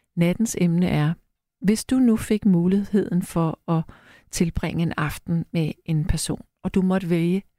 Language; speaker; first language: Danish; native; Danish